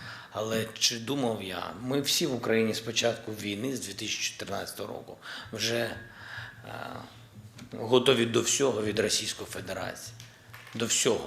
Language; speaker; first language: Ukrainian; non-native, local second language; Russian